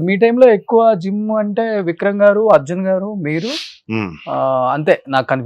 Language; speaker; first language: Telugu; native; Telugu